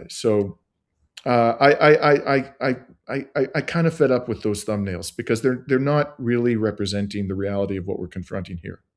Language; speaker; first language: English; native; English